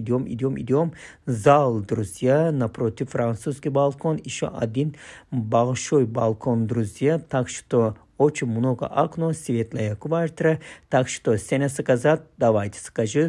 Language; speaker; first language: Russian; non-native, fluent; Turkish